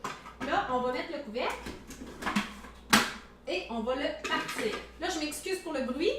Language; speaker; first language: French; native; French